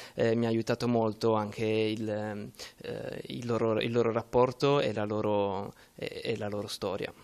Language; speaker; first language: Italian; native; Italian